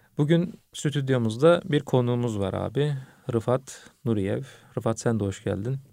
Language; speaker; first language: Turkish; native; Turkish